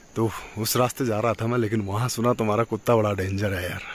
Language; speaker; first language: Hindi; native; Hindi